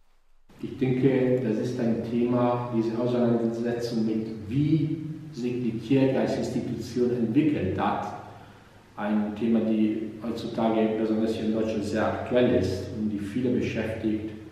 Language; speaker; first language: German; non-native, fluent; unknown